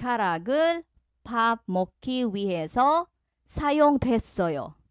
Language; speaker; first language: Korean; non-native, fluent; Filipino